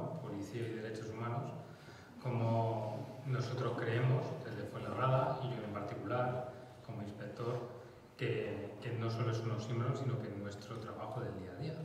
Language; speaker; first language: Spanish; native; Spanish